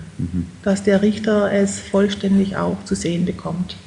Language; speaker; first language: German; native; German